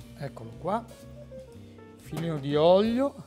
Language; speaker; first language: Italian; native; Italian